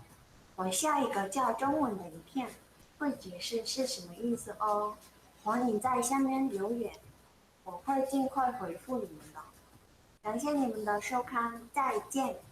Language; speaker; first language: Chinese; non-native, fluent; Mongolian